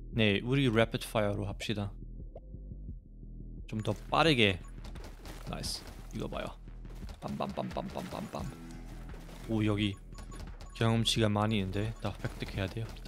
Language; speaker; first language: Korean; non-native, fluent; German